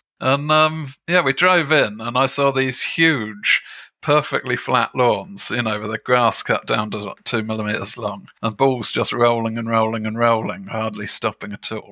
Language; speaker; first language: English; native; English